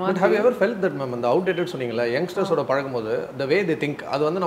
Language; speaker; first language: Tamil; native; Tamil